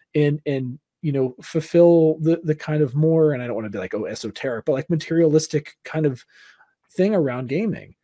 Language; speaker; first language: English; native; English